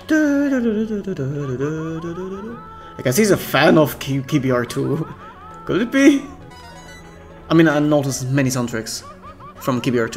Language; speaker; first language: English; non-native, fluent; German